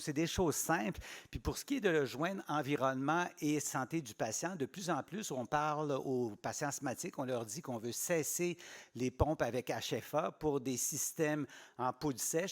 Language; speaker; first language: French; native; French